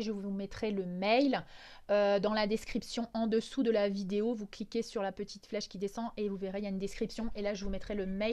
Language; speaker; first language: French; native; French